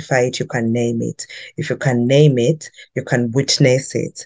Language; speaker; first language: English; non-native, local second language; Ganda